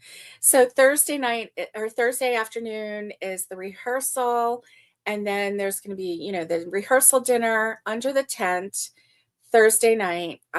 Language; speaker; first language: English; native; English